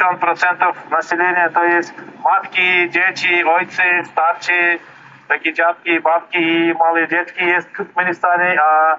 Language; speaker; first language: Polish; non-native, learner; Turkmen